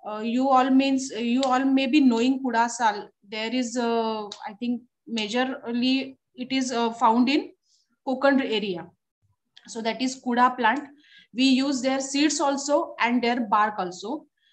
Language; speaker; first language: English; non-native, local second language; Marathi